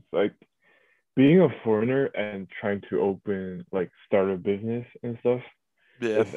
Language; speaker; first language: English; early bilingual, other home language; Korean